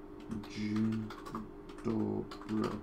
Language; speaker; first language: Polish; non-native, learner; English